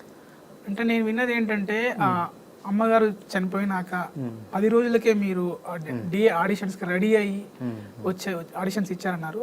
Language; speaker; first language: Telugu; native; Telugu